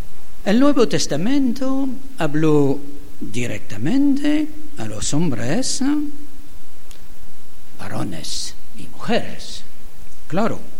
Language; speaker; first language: Spanish; non-native, learner; German